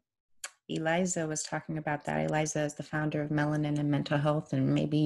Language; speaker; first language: English; non-native, fluent; Persian